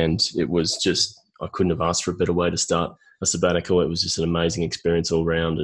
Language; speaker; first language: English; native; English